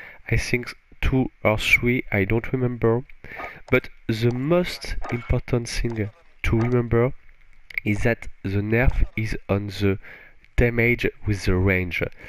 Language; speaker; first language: English; non-native, fluent; French